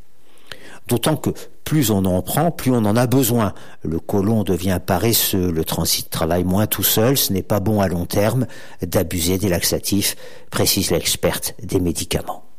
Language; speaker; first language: French; native; French